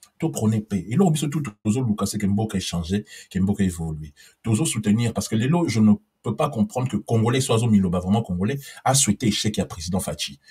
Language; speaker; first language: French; non-native, local second language; Lingala